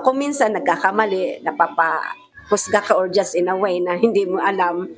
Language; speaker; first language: Filipino; native; Filipino